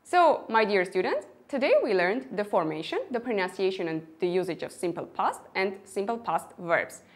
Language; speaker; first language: English; non-native, fluent; Armenian